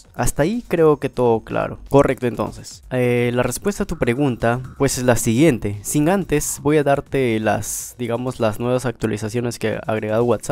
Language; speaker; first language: Spanish; native; Spanish